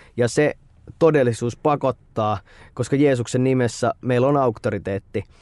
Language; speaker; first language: Finnish; native; Finnish